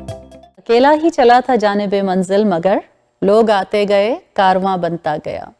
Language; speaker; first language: Urdu; native; Urdu